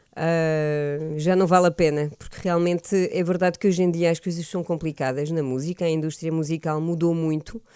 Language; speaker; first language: Portuguese; early bilingual, other home language; French